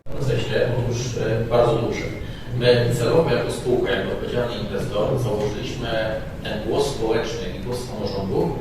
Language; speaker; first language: Polish; native; Polish